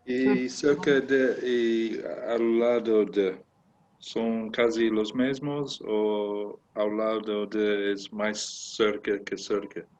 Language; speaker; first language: Spanish; non-native, learner; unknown